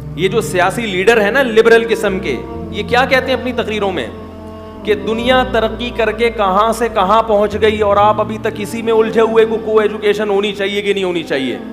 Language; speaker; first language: Urdu; native; Urdu